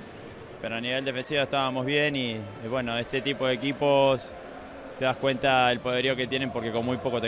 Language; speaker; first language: Spanish; native; Spanish